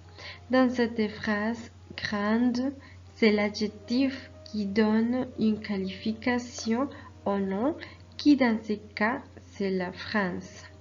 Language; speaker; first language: French; non-native, fluent; Spanish